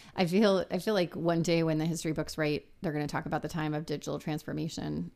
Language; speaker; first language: English; native; English